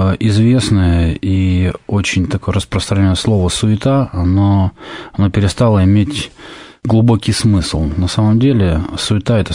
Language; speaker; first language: Russian; native; Russian